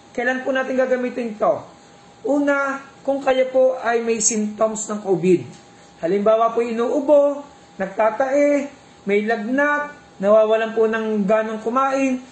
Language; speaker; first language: Filipino; native; Filipino